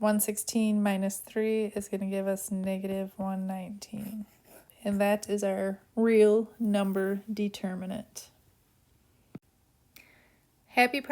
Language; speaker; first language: English; native; English